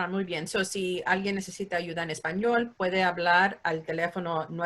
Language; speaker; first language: Spanish; early bilingual, heritage; Spanish